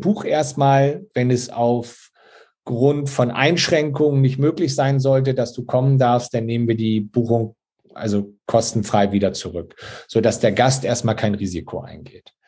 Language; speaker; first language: German; native; German